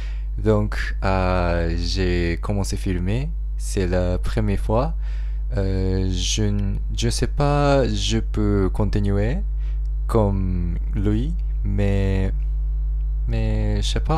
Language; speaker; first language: French; non-native, learner; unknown